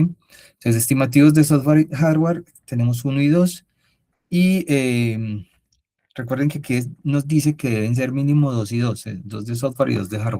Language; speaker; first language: Spanish; native; Spanish